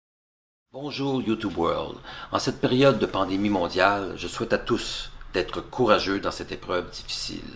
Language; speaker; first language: French; native; French